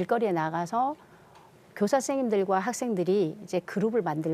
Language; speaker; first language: Korean; native; Korean